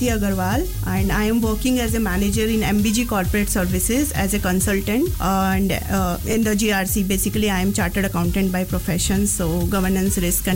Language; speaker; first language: Hindi; native; Hindi